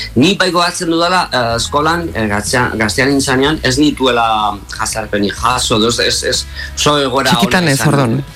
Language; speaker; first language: Basque; non-native, local second language; Spanish